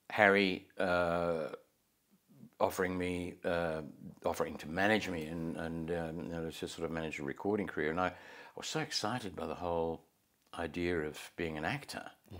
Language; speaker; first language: English; native; English